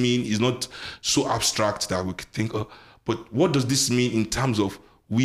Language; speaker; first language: English; non-native, local second language; Yoruba